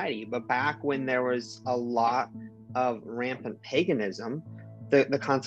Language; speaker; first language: English; native; English